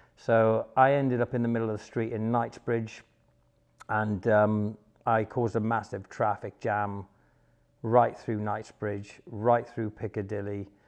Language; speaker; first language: English; native; English